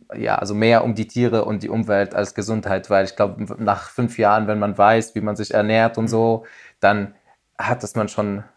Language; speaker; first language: German; non-native, fluent; Arabic